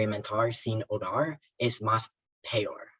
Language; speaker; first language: Spanish; non-native, learner; English